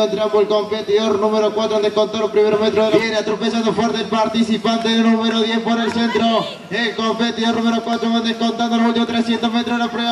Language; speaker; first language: Spanish; native; Spanish